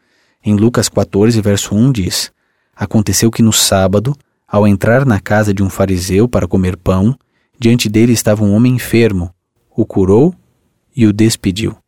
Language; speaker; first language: Portuguese; native; Portuguese